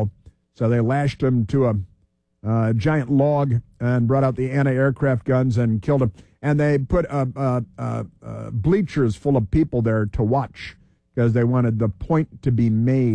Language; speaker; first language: English; native; English